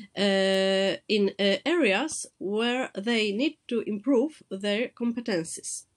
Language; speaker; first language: English; non-native, fluent; Polish